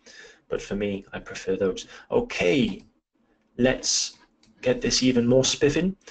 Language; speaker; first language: English; native; English